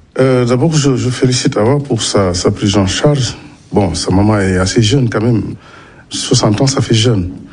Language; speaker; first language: French; non-native, local second language; Wolof